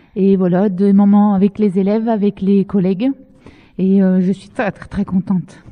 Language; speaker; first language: French; native; French